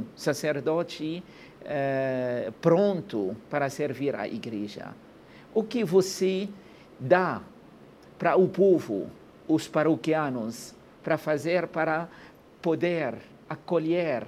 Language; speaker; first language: Portuguese; non-native, learner; Arabic